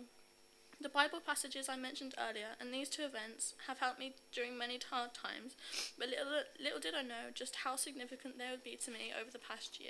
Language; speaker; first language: English; native; English